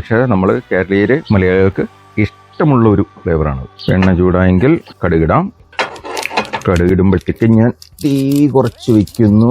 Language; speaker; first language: Malayalam; native; Malayalam